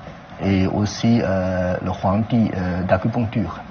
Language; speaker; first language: French; non-native, fluent; Chinese